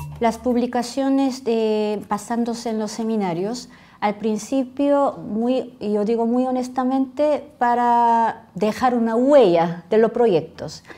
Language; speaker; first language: Spanish; non-native, fluent; Korean